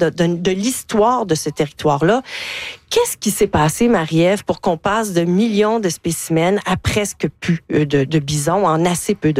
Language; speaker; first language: French; native; French